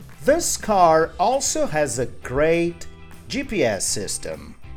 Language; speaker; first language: English; non-native, fluent; Portuguese